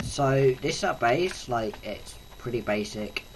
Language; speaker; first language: English; native; English